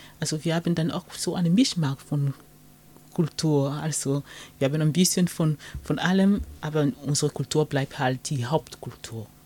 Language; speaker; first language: German; non-native, fluent; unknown